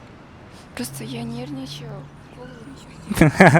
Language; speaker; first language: Russian; non-native, local second language; Kyrgyz